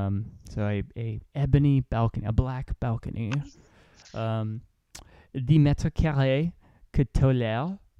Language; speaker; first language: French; non-native, learner; English